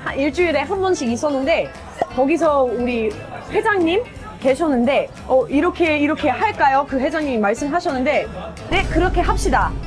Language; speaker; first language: Korean; non-native, fluent; English